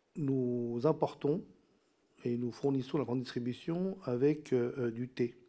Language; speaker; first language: French; non-native, local second language; Min Nan Chinese